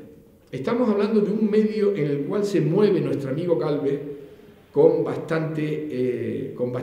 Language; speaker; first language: Spanish; native; Spanish